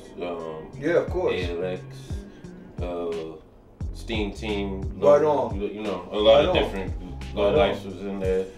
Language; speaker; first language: English; native; English